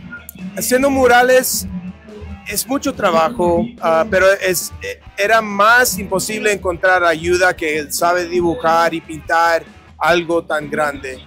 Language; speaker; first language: Spanish; non-native, fluent; English